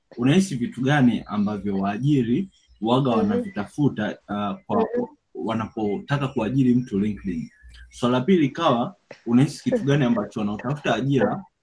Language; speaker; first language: Swahili; native; Swahili